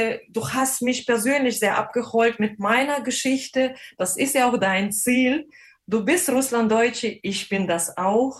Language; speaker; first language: German; non-native, fluent; Russian